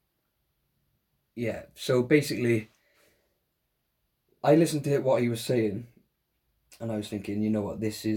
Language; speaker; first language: English; native; English